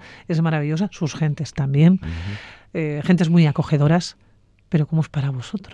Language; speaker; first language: Spanish; native; Spanish